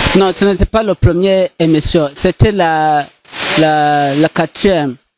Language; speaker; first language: French; non-native, local second language; Rundi